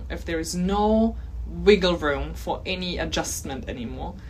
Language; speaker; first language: English; non-native, fluent; German